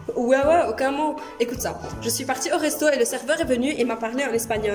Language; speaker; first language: French; non-native, local second language; Arabic